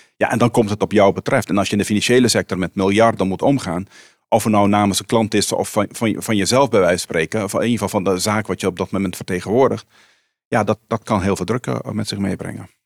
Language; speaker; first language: Dutch; non-native, local second language; Papiamento